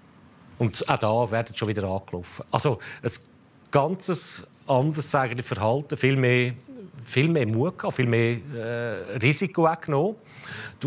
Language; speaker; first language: German; native; German